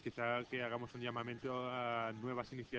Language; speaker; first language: Spanish; native; Spanish